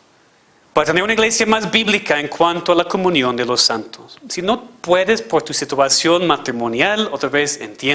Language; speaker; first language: Spanish; non-native, fluent; English